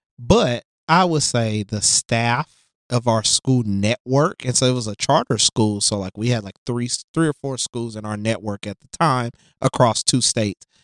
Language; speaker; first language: English; native; English